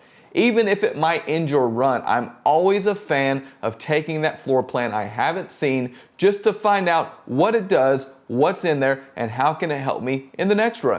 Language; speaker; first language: English; native; English